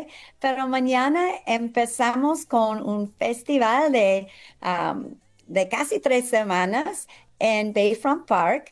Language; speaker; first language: Spanish; early bilingual, heritage; English